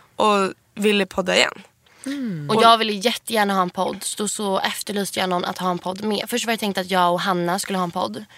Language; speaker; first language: Swedish; native; Swedish